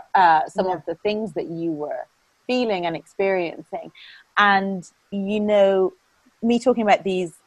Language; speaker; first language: English; native; English